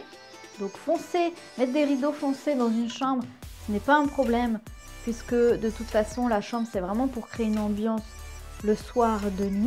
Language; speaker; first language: French; native; French